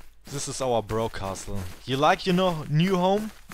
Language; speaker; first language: English; non-native, learner; German